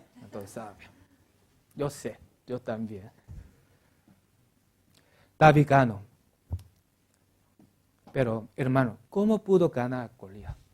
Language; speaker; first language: Spanish; non-native, learner; Korean